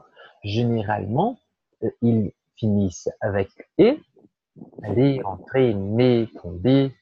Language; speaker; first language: French; non-native, fluent; Portuguese